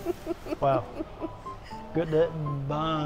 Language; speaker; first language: Indonesian; non-native, learner; English